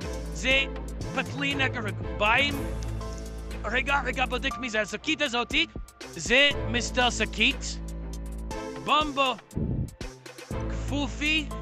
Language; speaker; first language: Hebrew; native; Hebrew